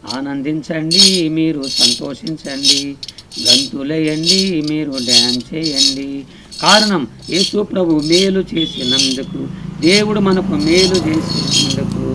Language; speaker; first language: Telugu; non-native, local second language; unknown